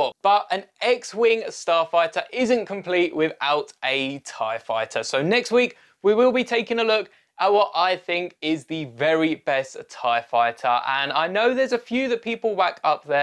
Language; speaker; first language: English; native; English